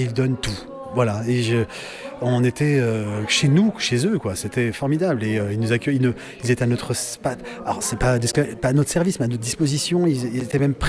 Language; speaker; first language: French; native; French